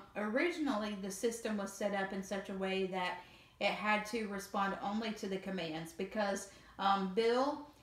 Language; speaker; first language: English; native; English